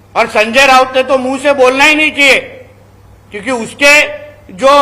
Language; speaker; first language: Hindi; non-native, local second language; Marathi